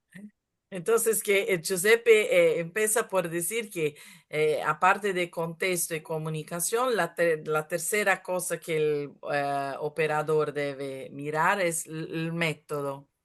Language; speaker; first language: Spanish; non-native, fluent; Portuguese